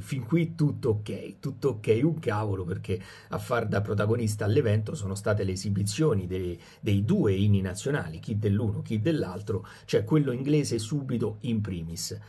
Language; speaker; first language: Italian; native; Italian